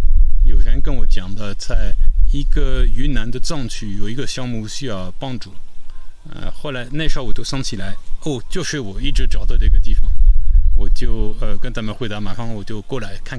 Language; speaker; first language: Chinese; non-native, fluent; French